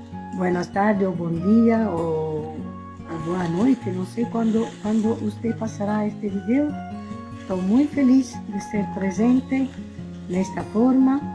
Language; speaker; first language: Portuguese; non-native, fluent; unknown